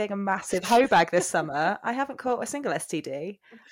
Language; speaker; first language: English; native; English